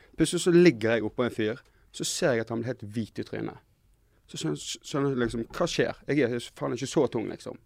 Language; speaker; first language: Norwegian; native; Norwegian